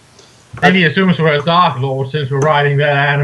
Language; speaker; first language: English; native; English